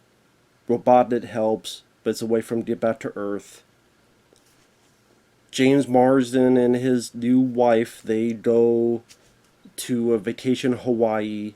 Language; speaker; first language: English; native; English